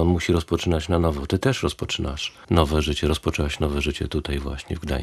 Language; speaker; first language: Polish; native; Polish